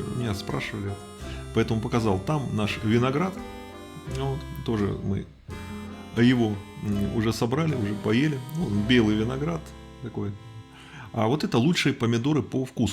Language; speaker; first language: Russian; native; Russian